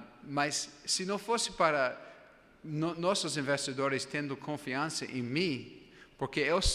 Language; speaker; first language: Portuguese; non-native, fluent; English